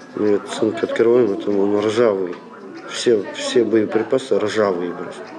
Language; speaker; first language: Russian; native; Russian